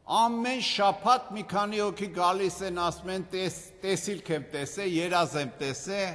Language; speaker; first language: Armenian; native; Armenian